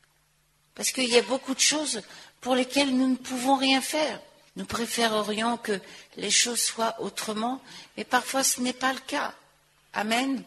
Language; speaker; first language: French; native; French